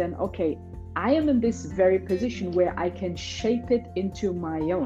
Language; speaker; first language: English; non-native, fluent; German